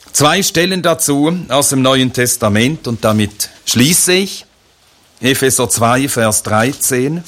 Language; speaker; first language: German; native; German